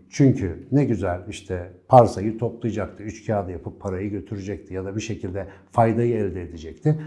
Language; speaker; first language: Turkish; native; Turkish